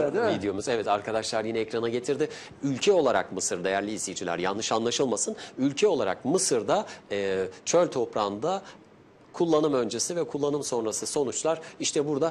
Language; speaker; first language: Turkish; native; Turkish